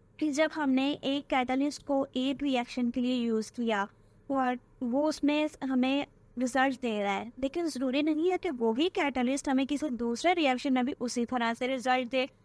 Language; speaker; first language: Hindi; native; Hindi